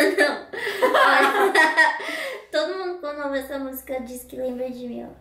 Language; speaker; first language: Portuguese; early bilingual, heritage; Portuguese